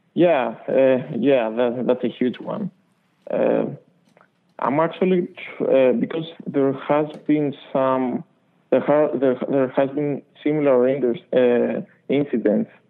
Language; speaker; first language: English; non-native, fluent; Greek